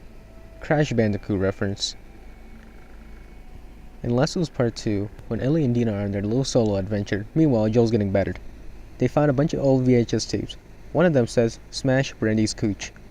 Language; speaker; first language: English; native; English